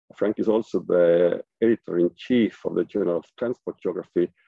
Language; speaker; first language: English; non-native, fluent; Estonian